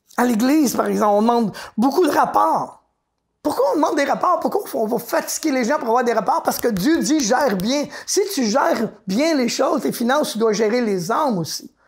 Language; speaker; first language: French; native; French